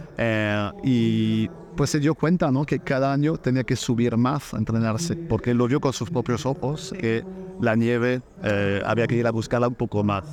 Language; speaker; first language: Spanish; non-native, fluent; French